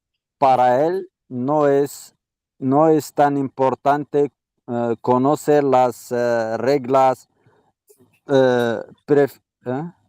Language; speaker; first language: Spanish; non-native, learner; Arabic